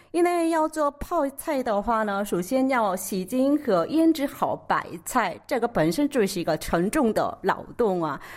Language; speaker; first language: Chinese; non-native, fluent; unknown